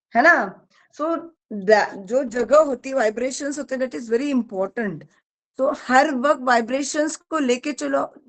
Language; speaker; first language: Hindi; non-native, local second language; Marathi